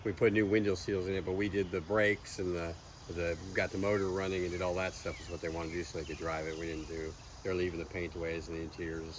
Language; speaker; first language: English; native; English